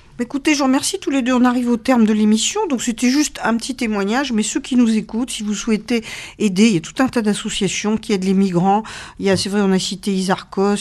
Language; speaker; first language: French; native; French